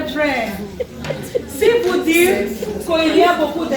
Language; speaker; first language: French; non-native, learner; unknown